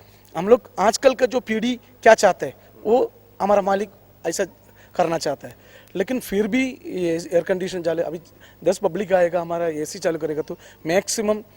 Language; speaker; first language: Hindi; non-native, local second language; Malayalam